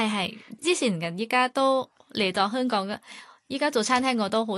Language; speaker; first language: Cantonese; non-native, fluent; Thai